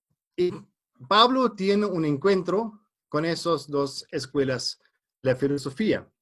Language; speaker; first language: Spanish; non-native, fluent; German